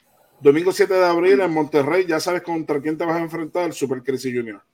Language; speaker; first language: Spanish; native; Spanish